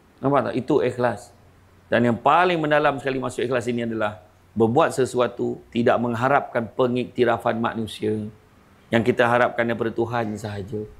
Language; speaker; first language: Malay; native; Malay